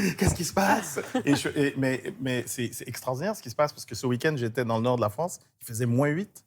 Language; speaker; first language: French; early bilingual, other home language; Haitian Creole